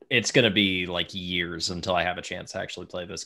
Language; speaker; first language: English; native; English